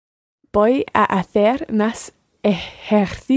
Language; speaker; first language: Spanish; non-native, learner; English